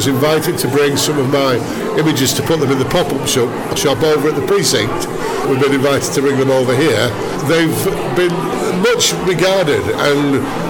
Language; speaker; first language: English; native; English